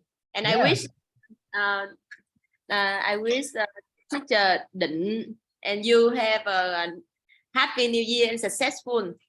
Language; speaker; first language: English; non-native, learner; Vietnamese